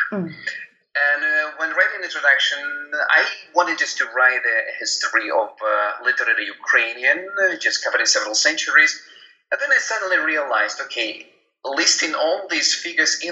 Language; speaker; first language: English; non-native, fluent; Ukrainian